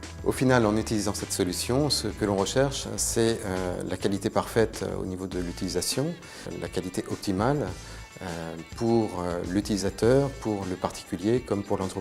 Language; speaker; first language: French; native; French